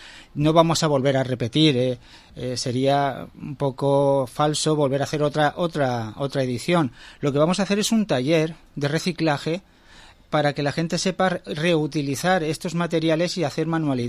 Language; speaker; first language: Spanish; native; Spanish